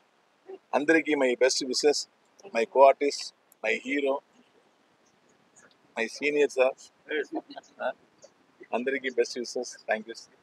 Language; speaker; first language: Telugu; non-native, learner; Tamil